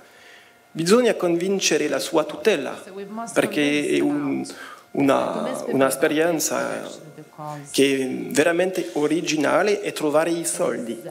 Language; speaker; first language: Italian; non-native, fluent; French